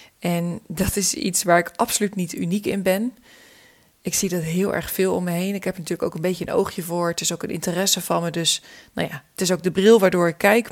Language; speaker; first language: Dutch; native; Dutch